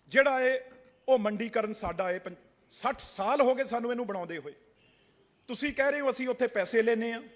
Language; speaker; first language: Hindi; non-native, local second language; Punjabi